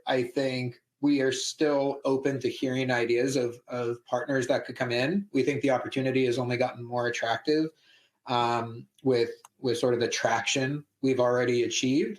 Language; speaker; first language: English; native; English